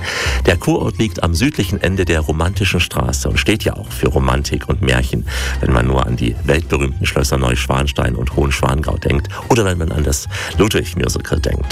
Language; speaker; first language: German; native; German